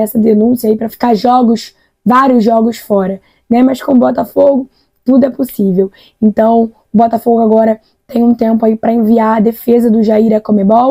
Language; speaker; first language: Portuguese; native; Portuguese